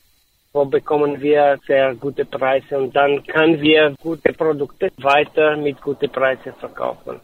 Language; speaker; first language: German; non-native, learner; Romanian